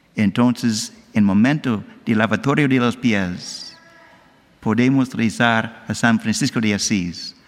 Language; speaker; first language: Spanish; non-native, learner; English